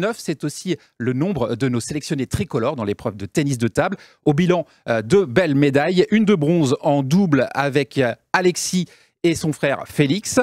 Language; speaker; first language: French; native; French